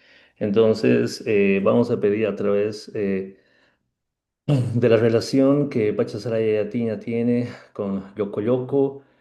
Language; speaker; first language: Spanish; native; Spanish